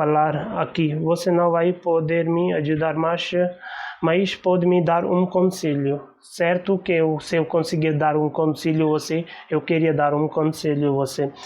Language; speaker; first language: Portuguese; non-native, learner; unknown